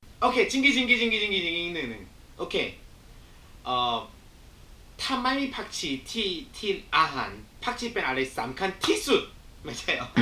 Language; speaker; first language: Thai; non-native, learner; Korean